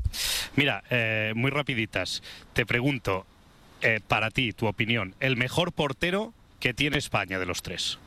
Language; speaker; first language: Spanish; native; Spanish